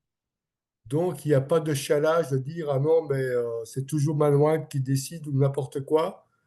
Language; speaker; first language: French; non-native, local second language; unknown